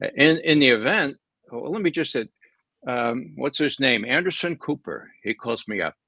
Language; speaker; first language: English; native; English